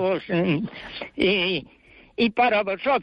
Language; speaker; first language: Spanish; non-native, local second language; Galician